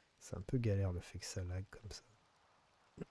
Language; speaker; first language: French; native; French